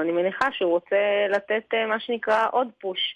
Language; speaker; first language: Hebrew; native; Hebrew